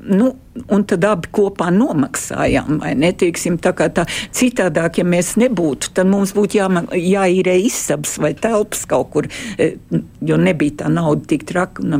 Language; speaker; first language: Latvian; early bilingual, heritage; Latvian